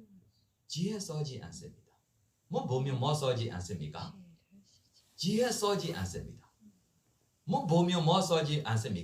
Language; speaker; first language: Korean; non-native, learner; Burmese